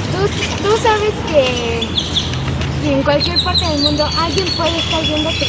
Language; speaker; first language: Spanish; native; Spanish